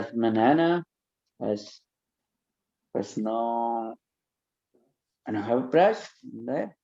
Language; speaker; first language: English; non-native, learner; Spanish